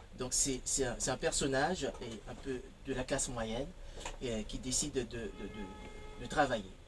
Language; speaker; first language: French; non-native, local second language; Haitian Creole